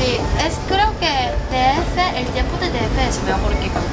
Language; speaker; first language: Spanish; non-native, learner; Korean